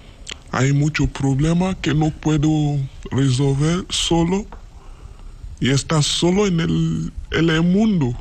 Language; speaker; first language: Spanish; non-native, learner; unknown